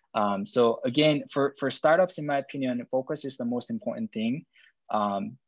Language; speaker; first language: English; non-native, fluent; Korean